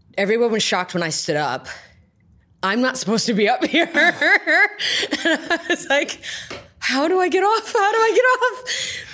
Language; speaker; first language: English; native; English